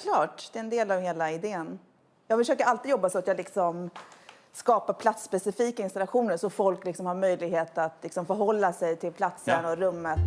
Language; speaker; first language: Swedish; native; Swedish